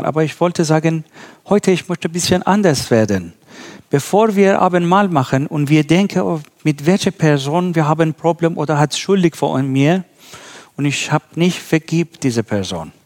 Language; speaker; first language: German; non-native, learner; Persian